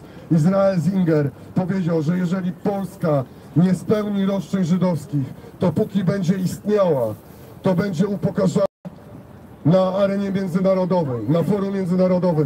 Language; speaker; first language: Polish; native; Polish